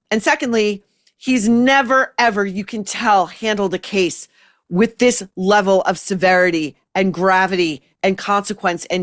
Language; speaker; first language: English; native; English